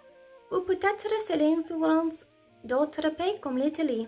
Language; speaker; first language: French; non-native, learner; English